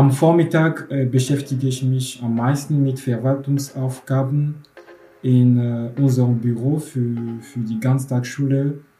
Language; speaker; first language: German; non-native, fluent; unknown